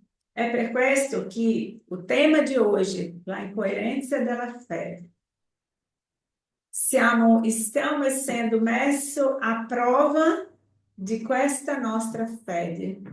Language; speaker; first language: Italian; non-native, fluent; Portuguese